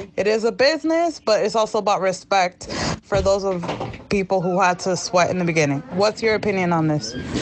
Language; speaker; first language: English; early bilingual, other home language; Spanish